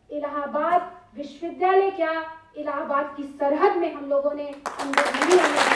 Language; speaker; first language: Hindi; native; Hindi